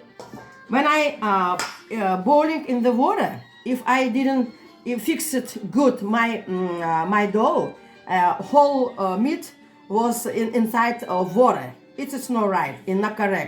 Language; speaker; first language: English; non-native, learner; Russian